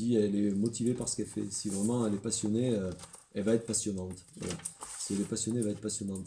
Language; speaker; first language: French; native; French